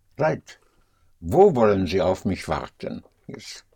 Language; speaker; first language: German; non-native, learner; English